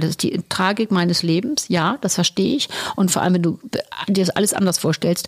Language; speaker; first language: German; native; German